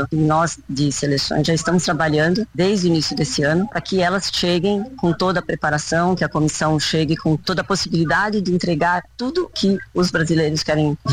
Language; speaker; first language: Portuguese; native; Portuguese